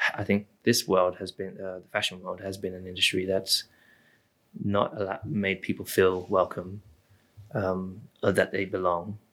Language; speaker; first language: English; native; English